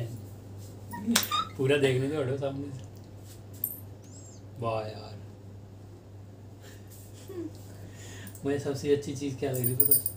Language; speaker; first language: Hindi; native; Hindi